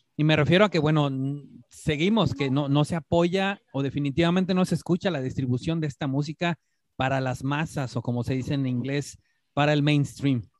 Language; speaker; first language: Spanish; native; Spanish